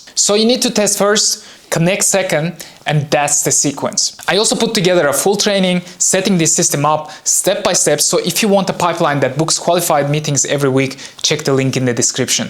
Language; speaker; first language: English; non-native, fluent; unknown